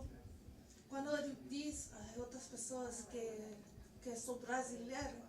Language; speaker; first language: Portuguese; early bilingual, heritage; English